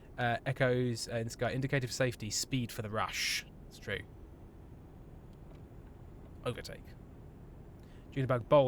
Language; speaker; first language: English; native; English